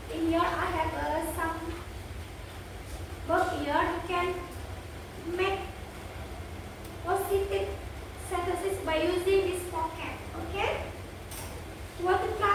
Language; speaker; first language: English; non-native, learner; Indonesian